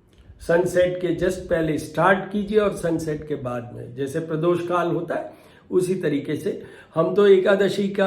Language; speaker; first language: Hindi; native; Hindi